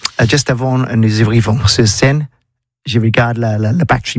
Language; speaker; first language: French; non-native, learner; English